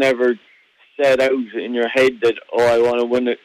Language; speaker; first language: English; native; English